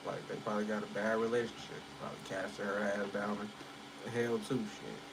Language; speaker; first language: English; native; English